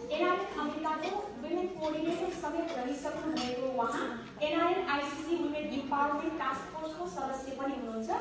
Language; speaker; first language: Nepali; early bilingual, heritage; Nepali